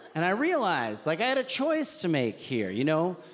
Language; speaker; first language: English; native; English